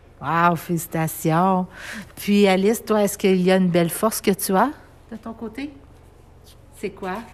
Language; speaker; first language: French; native; French